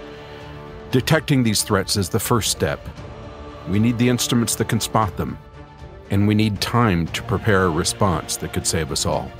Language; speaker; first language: English; native; English